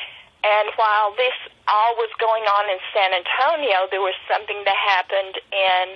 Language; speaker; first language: English; native; English